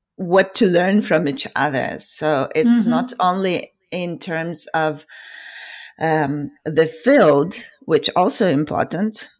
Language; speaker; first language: English; non-native, fluent; Ukrainian